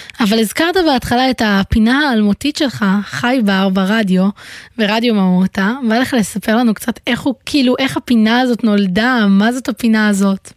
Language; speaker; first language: Hebrew; native; Hebrew